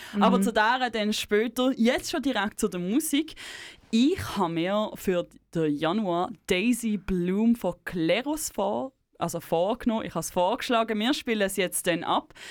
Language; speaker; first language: German; native; German